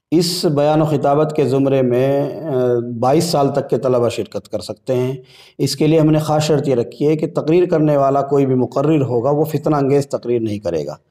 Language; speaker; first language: Urdu; native; Urdu